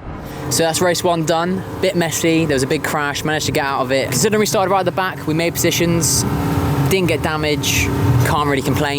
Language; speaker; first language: English; native; English